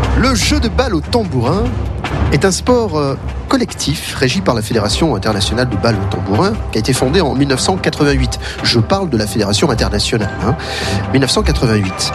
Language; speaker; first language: French; native; French